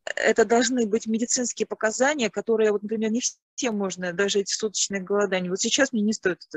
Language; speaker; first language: Russian; native; Russian